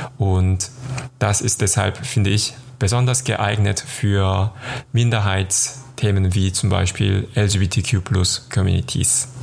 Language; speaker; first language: German; non-native, fluent; Korean